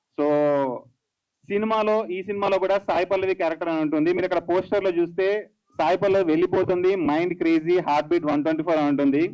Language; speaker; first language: Telugu; native; Telugu